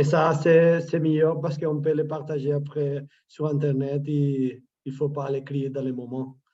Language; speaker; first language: French; non-native, fluent; Catalan